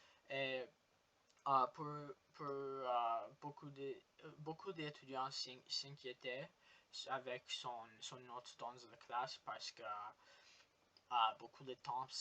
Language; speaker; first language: French; non-native, learner; English